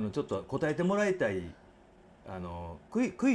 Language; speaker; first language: Japanese; native; Japanese